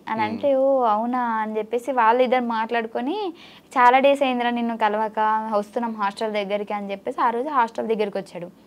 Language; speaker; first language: Telugu; native; Telugu